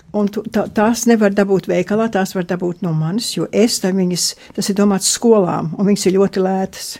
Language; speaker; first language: Latvian; early bilingual, heritage; Latvian